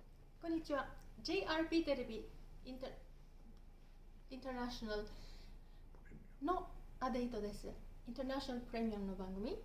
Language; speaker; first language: Japanese; non-native, fluent; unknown